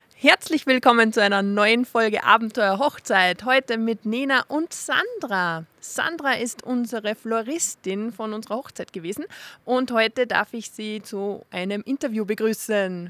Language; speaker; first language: German; native; German